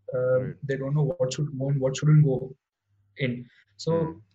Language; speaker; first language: English; non-native, local second language; Hindi